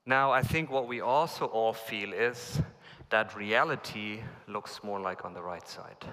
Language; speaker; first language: English; non-native, fluent; German